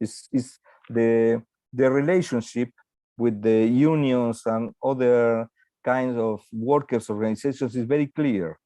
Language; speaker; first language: English; non-native, learner; Spanish